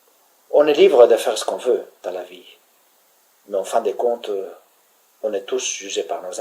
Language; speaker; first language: French; native; French